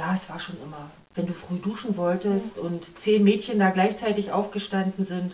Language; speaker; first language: German; native; German